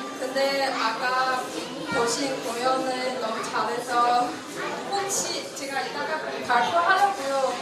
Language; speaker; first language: Korean; non-native, fluent; Chinese